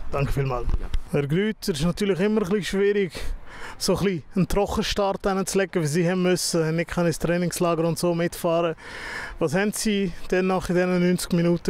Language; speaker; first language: German; native; German